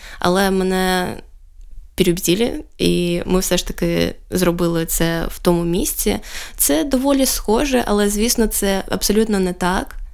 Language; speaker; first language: Ukrainian; non-native, local second language; Russian